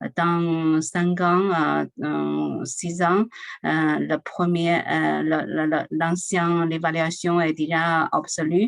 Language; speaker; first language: French; non-native, learner; Chinese